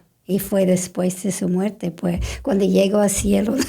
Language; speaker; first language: Spanish; non-native, fluent; English